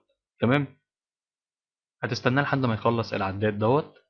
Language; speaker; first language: Arabic; native; Arabic